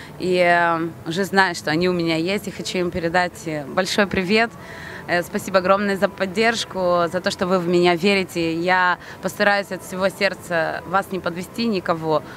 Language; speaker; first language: Russian; non-native, local second language; Romanian